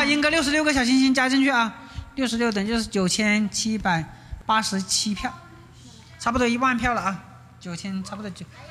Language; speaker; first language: Chinese; native; Chinese